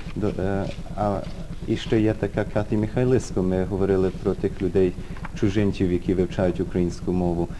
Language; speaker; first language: Ukrainian; early bilingual, heritage; Ukrainian